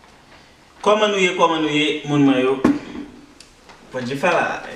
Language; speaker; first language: Portuguese; non-native, learner; Haitian Creole